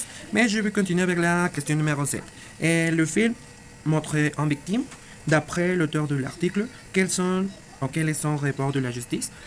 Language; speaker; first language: French; non-native, learner; Spanish